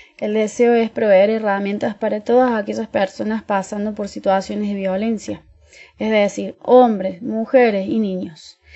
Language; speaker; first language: Spanish; native; Spanish